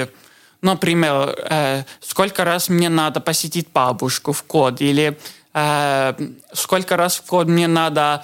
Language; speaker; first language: Russian; non-native, learner; Estonian